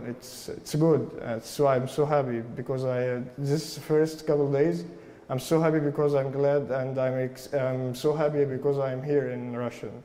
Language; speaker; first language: English; non-native, learner; Arabic